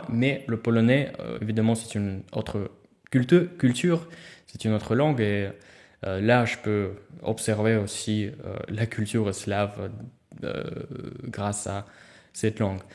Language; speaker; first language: French; non-native, fluent; Russian